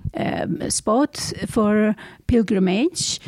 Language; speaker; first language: English; non-native, fluent; Armenian